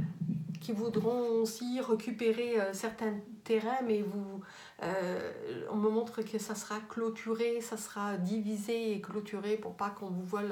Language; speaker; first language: French; native; French